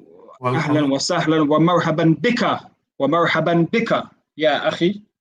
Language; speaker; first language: Arabic; non-native, fluent; English